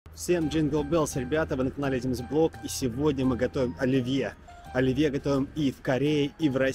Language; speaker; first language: Russian; native; Russian